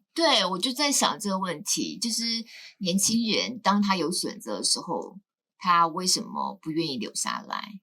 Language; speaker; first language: Chinese; native; Chinese